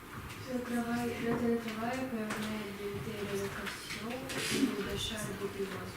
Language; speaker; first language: French; non-native, learner; Ukrainian